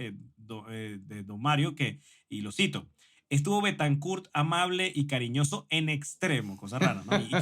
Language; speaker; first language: Spanish; native; Spanish